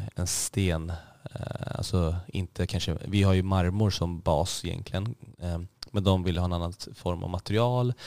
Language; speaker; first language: Swedish; native; Swedish